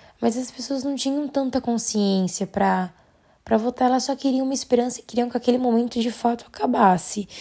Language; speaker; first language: Portuguese; native; Portuguese